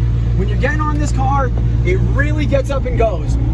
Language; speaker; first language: English; native; English